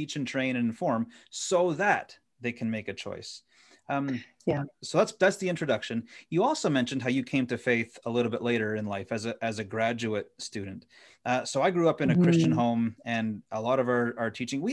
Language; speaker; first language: English; native; English